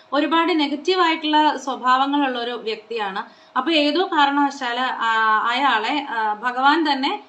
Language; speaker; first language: Malayalam; non-native, local second language; Konkani